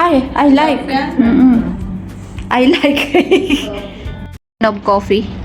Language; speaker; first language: English; non-native, local second language; Filipino